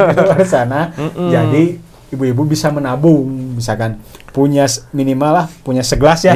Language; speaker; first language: Indonesian; non-native, local second language; Sundanese